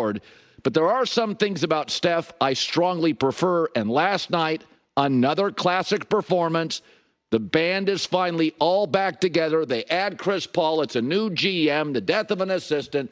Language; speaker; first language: English; native; English